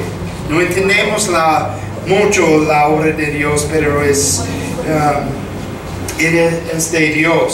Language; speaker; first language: Spanish; non-native, fluent; English